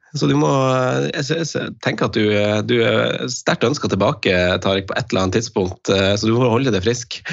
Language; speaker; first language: Norwegian; native; Norwegian